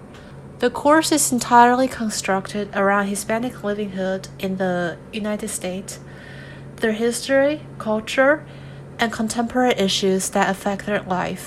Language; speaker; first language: English; non-native, fluent; Chinese